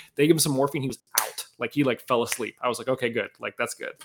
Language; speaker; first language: English; native; English